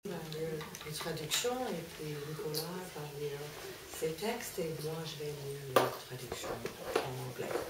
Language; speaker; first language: French; non-native, fluent; English